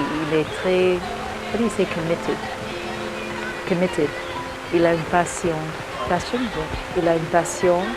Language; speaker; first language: French; early bilingual, heritage; English